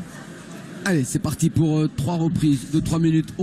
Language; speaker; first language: French; native; French